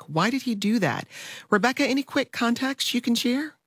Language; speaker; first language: English; native; English